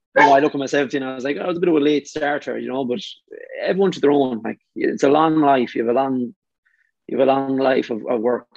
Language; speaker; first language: English; native; English